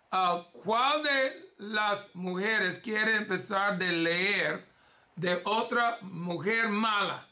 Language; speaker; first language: Spanish; early bilingual, heritage; English